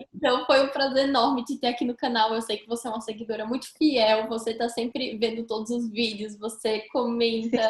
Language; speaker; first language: Portuguese; native; Portuguese